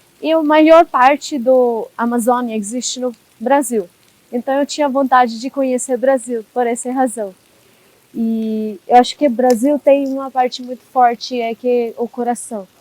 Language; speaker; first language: Portuguese; non-native, learner; Hindi